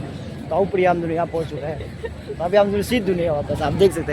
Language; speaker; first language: Hindi; non-native, local second language; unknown